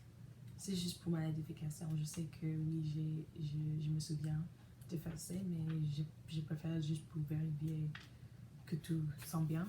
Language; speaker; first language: French; non-native, learner; English